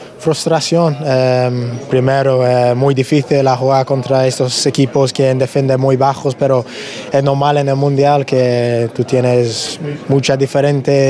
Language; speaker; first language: Spanish; non-native, learner; English